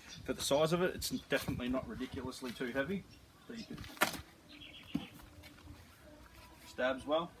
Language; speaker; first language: English; native; English